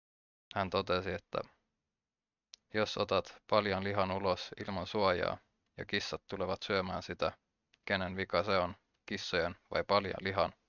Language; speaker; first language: Finnish; native; Finnish